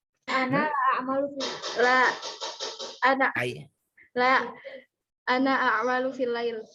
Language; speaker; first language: Arabic; non-native, learner; Indonesian